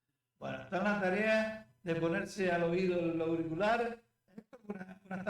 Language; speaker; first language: Spanish; native; Spanish